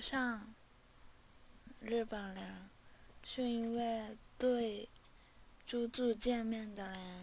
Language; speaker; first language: Chinese; non-native, learner; Japanese